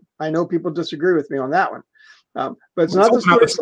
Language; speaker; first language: English; native; English